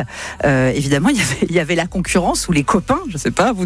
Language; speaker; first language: French; native; French